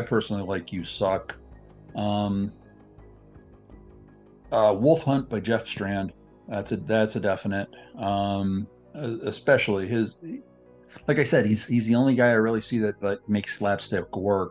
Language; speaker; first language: English; native; English